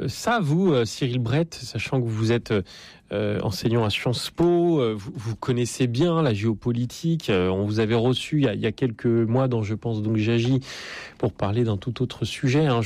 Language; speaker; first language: French; native; French